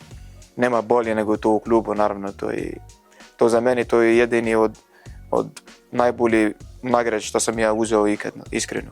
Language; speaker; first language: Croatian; non-native, learner; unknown